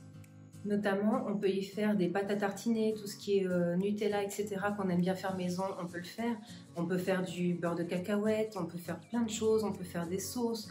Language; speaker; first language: French; native; French